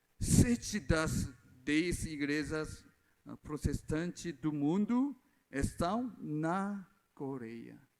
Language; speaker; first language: Portuguese; non-native, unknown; Korean